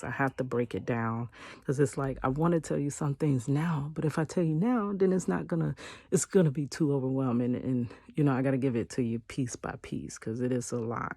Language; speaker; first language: English; native; English